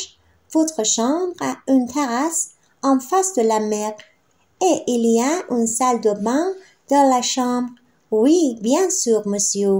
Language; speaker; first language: French; non-native, fluent; Persian